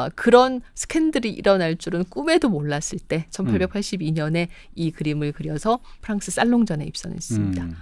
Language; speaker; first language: Korean; native; Korean